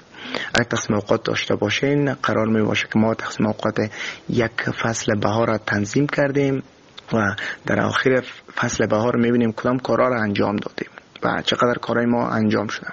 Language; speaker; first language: Persian; native; Persian